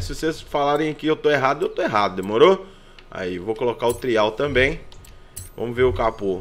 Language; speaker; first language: Portuguese; native; Portuguese